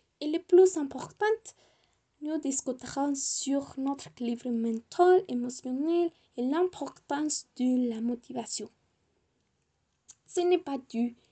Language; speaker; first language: French; non-native, learner; Spanish